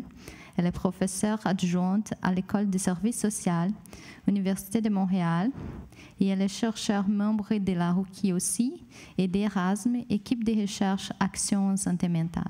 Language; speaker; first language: French; non-native, fluent; Portuguese